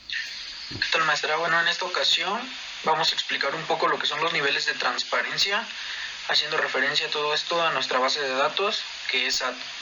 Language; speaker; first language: Spanish; native; Spanish